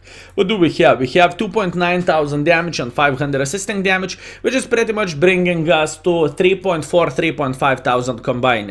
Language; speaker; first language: English; non-native, fluent; Lithuanian